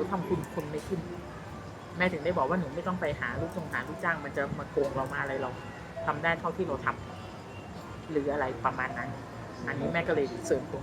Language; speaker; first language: Thai; native; Thai